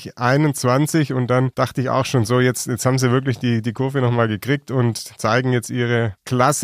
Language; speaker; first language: German; native; German